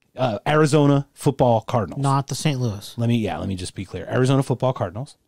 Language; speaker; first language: English; native; English